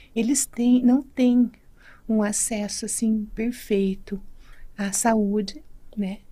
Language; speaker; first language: Portuguese; native; Portuguese